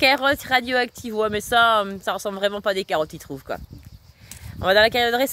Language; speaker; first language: French; native; French